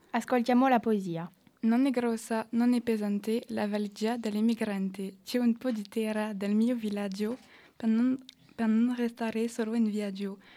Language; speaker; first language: Italian; non-native, learner; French